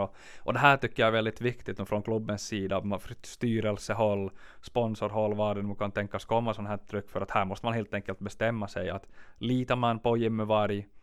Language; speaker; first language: Swedish; native; Swedish